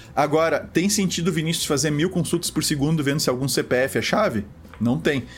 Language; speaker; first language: Portuguese; native; Portuguese